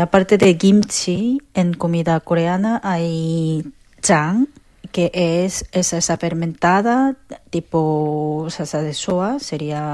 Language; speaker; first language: Spanish; non-native, fluent; Korean